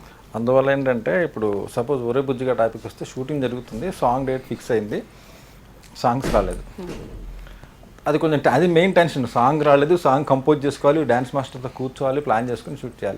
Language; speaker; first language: Telugu; native; Telugu